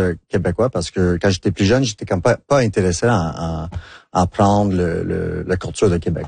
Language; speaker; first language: French; non-native, local second language; English